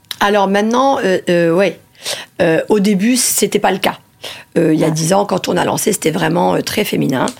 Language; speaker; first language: French; early bilingual, other home language; Italian